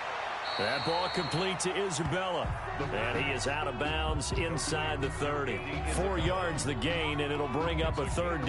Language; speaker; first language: English; native; English